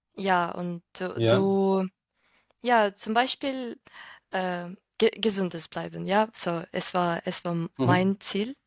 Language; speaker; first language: German; non-native, fluent; Ukrainian